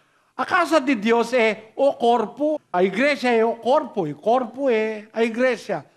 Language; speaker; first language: Portuguese; non-native, learner; Filipino